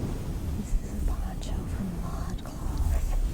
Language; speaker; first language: English; native; English